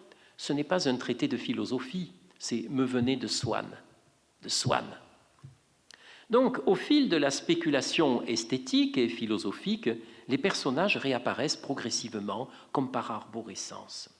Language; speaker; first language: French; native; French